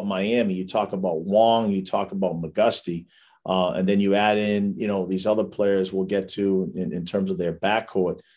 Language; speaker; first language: English; native; English